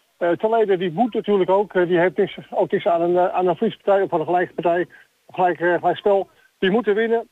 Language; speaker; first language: Dutch; native; Dutch